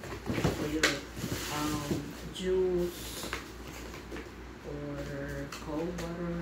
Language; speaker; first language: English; non-native, local second language; Filipino